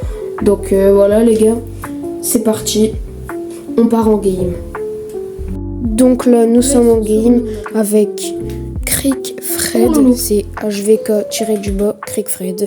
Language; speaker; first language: French; native; French